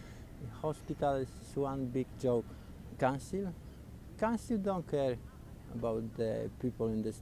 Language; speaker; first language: English; non-native, learner; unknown